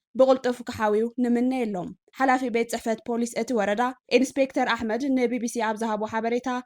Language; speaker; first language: Tigrinya; native; Tigrinya